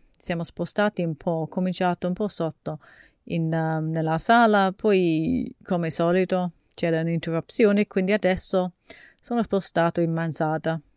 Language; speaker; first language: Italian; non-native, fluent; English